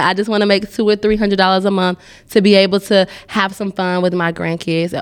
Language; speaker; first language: English; native; English